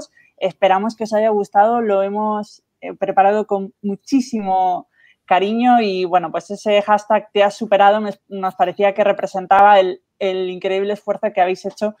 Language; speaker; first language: Spanish; native; Spanish